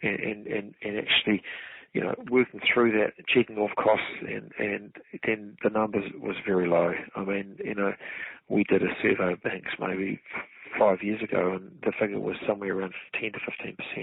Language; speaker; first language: English; native; English